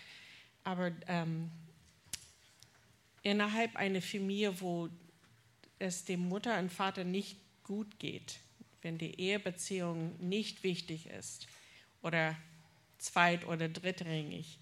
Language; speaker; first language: German; non-native, fluent; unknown